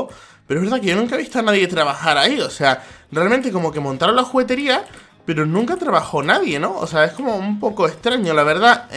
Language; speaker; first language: Spanish; native; Spanish